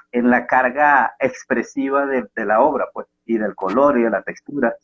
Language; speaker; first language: Spanish; native; Spanish